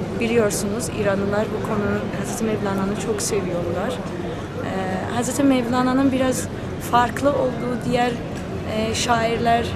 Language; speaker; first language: Turkish; non-native, local second language; Azerbaijani